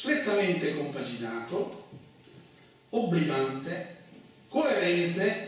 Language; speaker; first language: Italian; native; Italian